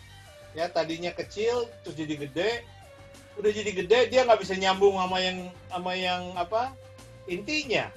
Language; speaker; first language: Indonesian; native; Indonesian